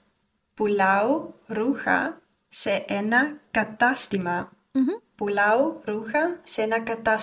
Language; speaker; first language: Greek; non-native, learner; English